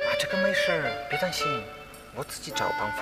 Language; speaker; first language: Chinese; non-native, learner; English